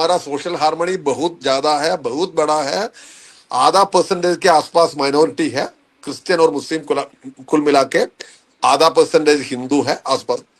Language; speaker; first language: Hindi; non-native, local second language; Malayalam